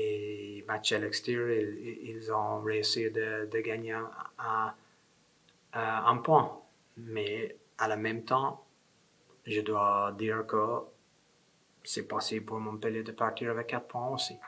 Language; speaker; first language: French; non-native, fluent; English